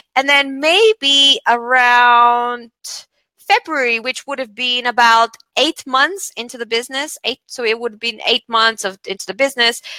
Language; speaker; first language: English; non-native, fluent; Bulgarian